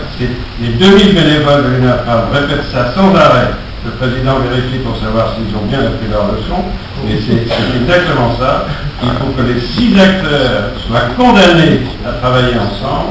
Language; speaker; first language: French; native; French